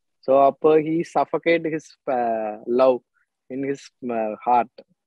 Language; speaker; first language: Malayalam; non-native, local second language; Tamil